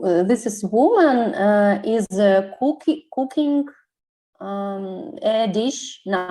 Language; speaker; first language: English; non-native, learner; Russian